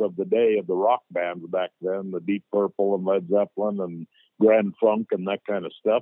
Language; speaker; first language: English; native; English